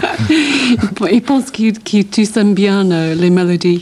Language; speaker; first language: French; native; French